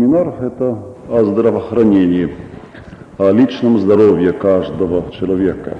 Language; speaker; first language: Russian; non-native, local second language; Estonian